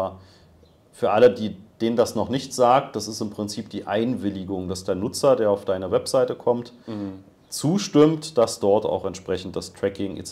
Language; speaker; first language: German; native; German